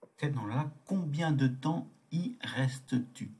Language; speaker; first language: French; non-native, fluent; Tibetan